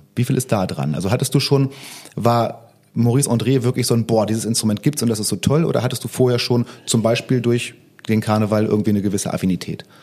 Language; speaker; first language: German; native; German